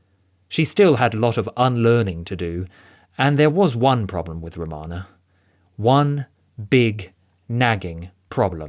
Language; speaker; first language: English; native; English